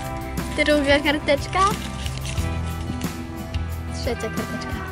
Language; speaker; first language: Polish; native; Polish